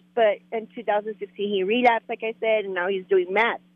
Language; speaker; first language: English; non-native, fluent; Spanish